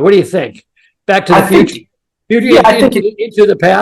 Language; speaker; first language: English; native; English